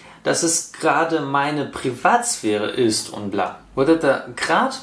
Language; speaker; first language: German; non-native, fluent; Russian